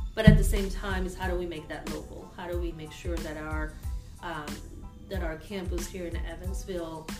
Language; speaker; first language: English; non-native, fluent; Spanish